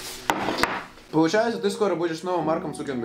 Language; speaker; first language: Russian; native; Russian